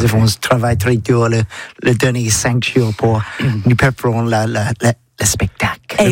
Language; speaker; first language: French; non-native, learner; English